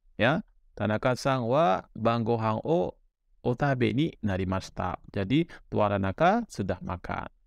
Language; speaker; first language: Indonesian; native; Indonesian